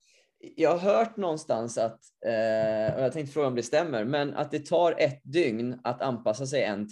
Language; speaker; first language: Swedish; native; Swedish